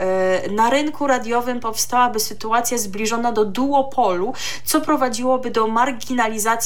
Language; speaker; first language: Polish; native; Polish